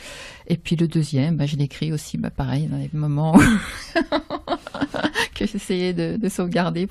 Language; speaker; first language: French; native; French